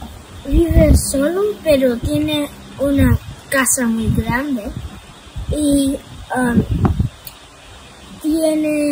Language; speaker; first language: Spanish; early bilingual, heritage; Spanish